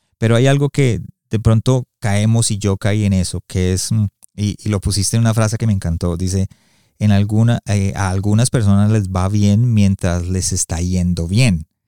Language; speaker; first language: Spanish; early bilingual, heritage; Spanish